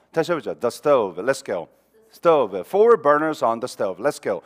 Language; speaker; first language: English; non-native, fluent; Korean